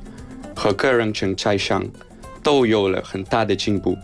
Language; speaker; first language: Chinese; non-native, fluent; Spanish